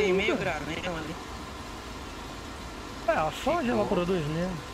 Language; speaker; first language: Portuguese; native; Portuguese